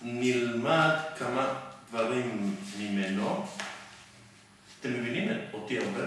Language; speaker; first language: Hebrew; non-native, fluent; Serbian